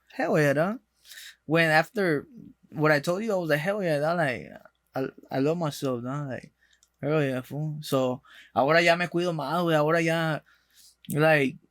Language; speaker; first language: English; early bilingual, other home language; Spanish